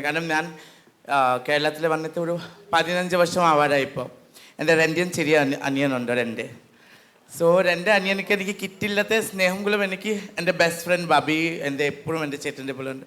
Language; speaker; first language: Malayalam; non-native, local second language; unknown